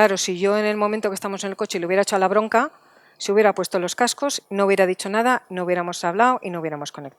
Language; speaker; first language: Spanish; native; Spanish